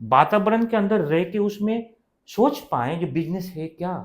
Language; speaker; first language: Hindi; non-native, local second language; Bangla